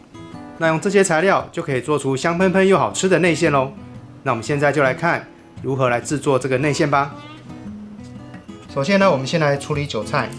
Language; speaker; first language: Chinese; native; Chinese